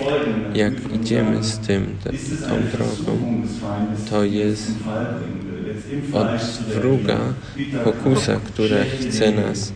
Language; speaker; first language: Polish; early bilingual, heritage; Polish